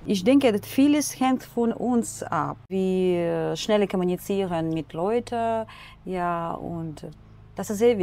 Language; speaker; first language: German; non-native, learner; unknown